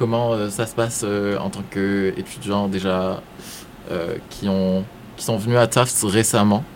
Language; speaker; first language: French; non-native, local second language; Arabic